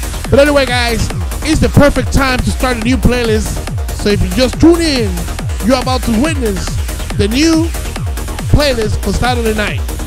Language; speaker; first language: English; native; English